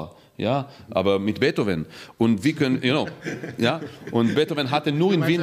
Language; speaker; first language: German; non-native, fluent; Hebrew